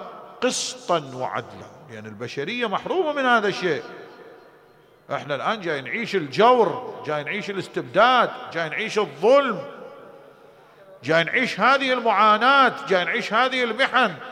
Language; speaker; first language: Arabic; native; Arabic